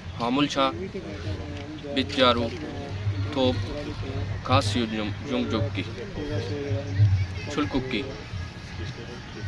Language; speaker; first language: Korean; non-native, learner; Punjabi